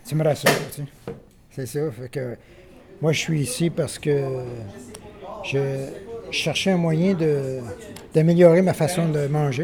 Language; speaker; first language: French; native; French